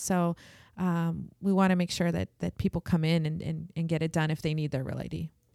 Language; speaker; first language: English; early bilingual, other home language; Spanish